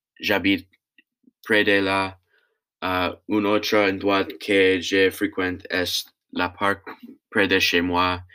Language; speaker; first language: French; non-native, learner; English